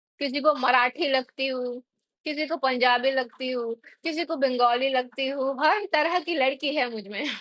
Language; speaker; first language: Hindi; non-native, local second language; Gujarati